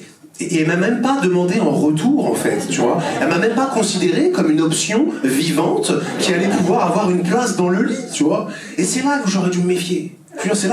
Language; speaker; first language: French; native; French